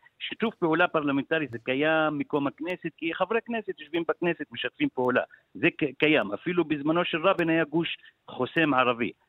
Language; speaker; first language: Hebrew; non-native, local second language; Arabic